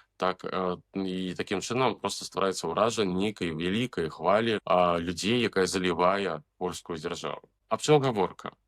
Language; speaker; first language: Belarusian; native; Belarusian